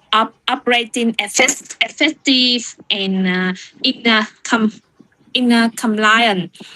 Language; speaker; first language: English; non-native, learner; Vietnamese